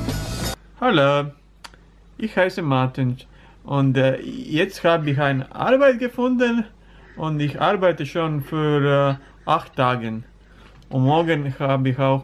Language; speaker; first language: German; non-native, learner; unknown